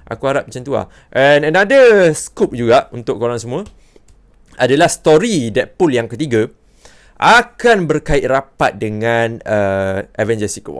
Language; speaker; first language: Malay; native; Malay